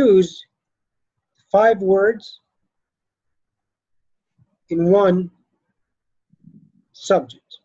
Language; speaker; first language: English; non-native, fluent; Arabic